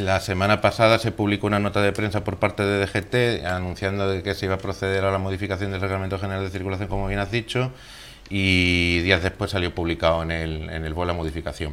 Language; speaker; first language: Spanish; native; Spanish